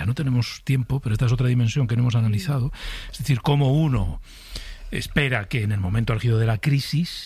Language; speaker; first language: Spanish; native; Spanish